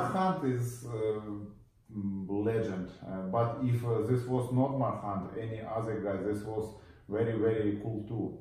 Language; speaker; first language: English; non-native, learner; Russian